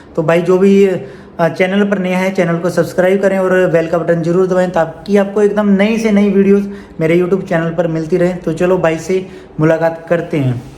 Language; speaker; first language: Hindi; native; Hindi